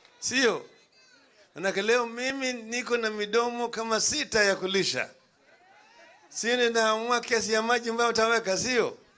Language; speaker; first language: Swahili; non-native, local second language; Luo (Kenya and Tanzania)